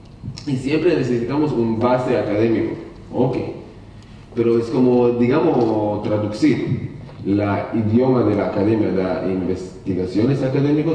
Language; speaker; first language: Spanish; non-native, learner; Hebrew